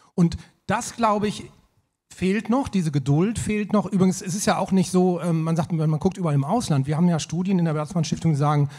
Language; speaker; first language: German; native; German